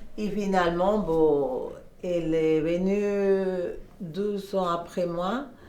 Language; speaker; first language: French; non-native, learner; Spanish